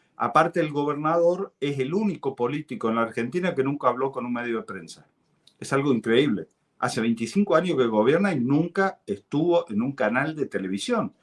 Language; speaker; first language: Spanish; native; Spanish